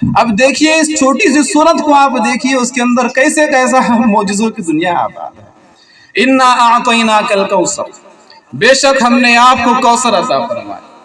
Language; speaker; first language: Urdu; native; Urdu